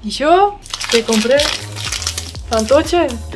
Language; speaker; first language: Spanish; non-native, fluent; Estonian